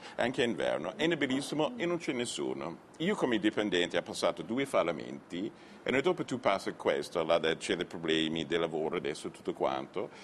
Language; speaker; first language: Italian; non-native, learner; English